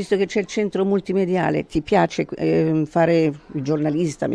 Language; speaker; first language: Italian; native; Italian